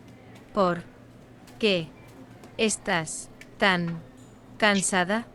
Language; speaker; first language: Spanish; non-native, learner; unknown